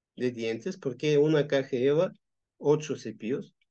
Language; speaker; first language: Spanish; non-native, fluent; Bulgarian